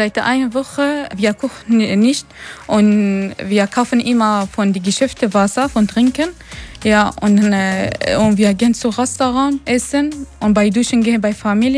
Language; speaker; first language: German; non-native, learner; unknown